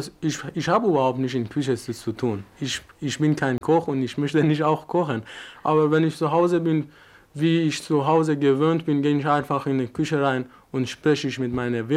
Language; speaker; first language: German; non-native, fluent; Persian